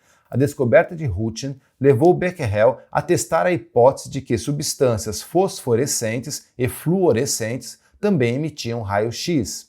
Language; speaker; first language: Portuguese; native; Portuguese